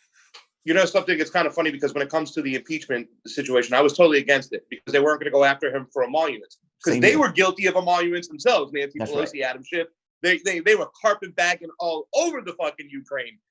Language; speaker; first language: English; native; English